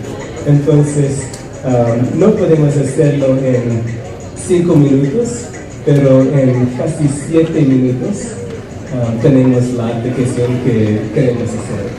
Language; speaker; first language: Spanish; non-native, fluent; English